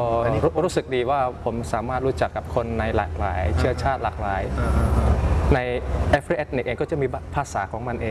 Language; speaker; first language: Thai; early bilingual, other home language; Indonesian